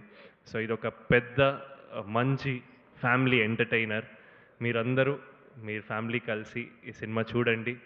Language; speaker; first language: Telugu; non-native, learner; Kannada